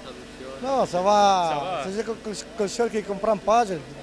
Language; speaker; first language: French; non-native, learner; Italian